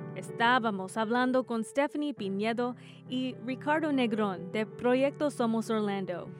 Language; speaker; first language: Spanish; early bilingual, heritage; Spanish